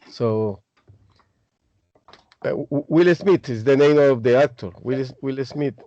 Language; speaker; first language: English; non-native, learner; Spanish